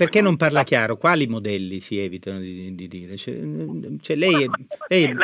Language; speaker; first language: Italian; native; Italian